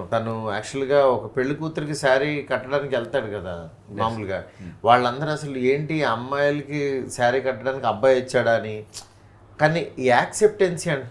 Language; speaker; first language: Telugu; native; Telugu